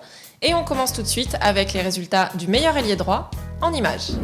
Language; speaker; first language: French; native; French